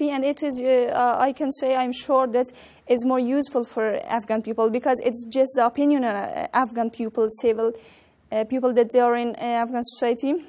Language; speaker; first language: English; non-native, learner; Persian